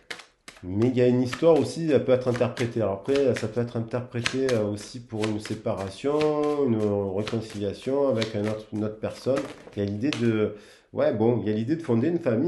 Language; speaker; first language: French; native; French